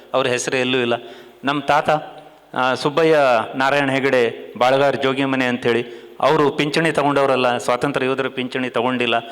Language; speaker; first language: Kannada; native; Kannada